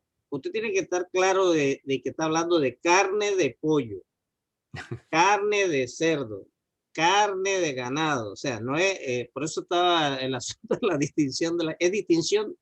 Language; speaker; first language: Spanish; native; Spanish